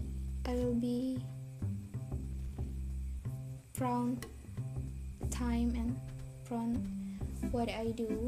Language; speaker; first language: English; non-native, learner; Indonesian